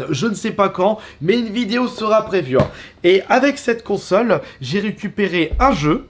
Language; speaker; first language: French; native; French